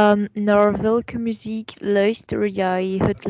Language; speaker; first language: Dutch; non-native, learner; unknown